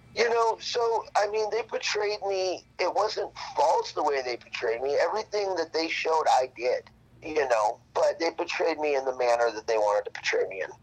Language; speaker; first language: English; native; English